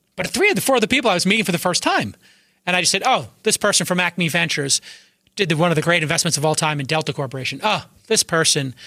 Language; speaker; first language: English; native; English